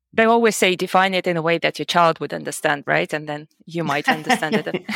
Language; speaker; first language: English; non-native, fluent; Russian